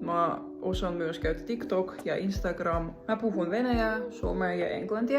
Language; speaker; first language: Finnish; non-native, fluent; Russian